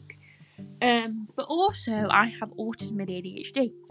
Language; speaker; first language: English; native; English